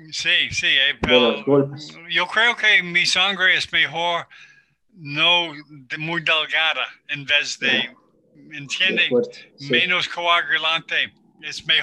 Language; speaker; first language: Spanish; non-native, learner; English